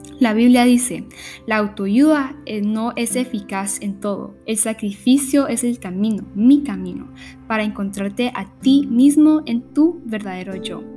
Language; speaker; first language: Spanish; early bilingual, heritage; Spanish